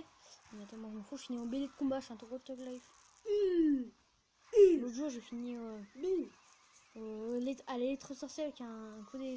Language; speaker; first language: French; native; French